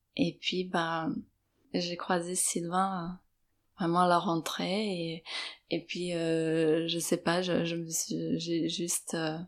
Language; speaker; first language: French; non-native, fluent; Serbian